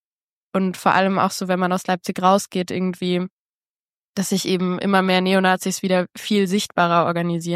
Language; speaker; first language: German; native; German